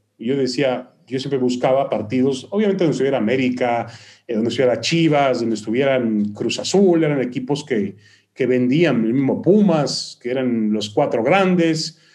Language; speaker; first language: Spanish; early bilingual, other home language; Hebrew